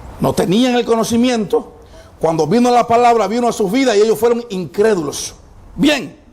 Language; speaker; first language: Spanish; non-native, fluent; Haitian Creole